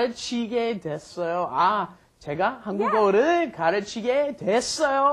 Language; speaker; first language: Korean; non-native, fluent; English